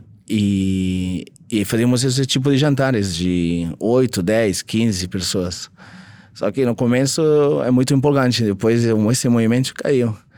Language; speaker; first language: Portuguese; non-native, fluent; Catalan